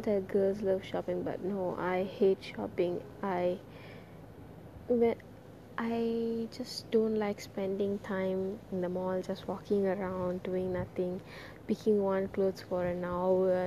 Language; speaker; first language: English; non-native, local second language; Tamil